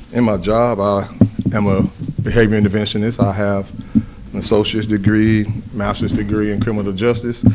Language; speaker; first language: English; native; English